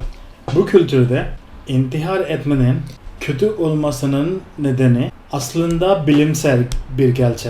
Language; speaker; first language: Turkish; non-native, fluent; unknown